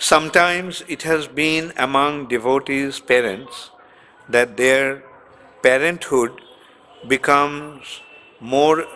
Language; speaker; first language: English; non-native, local second language; Bangla